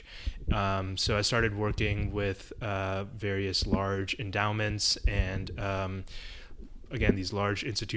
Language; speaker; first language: English; early bilingual, other home language; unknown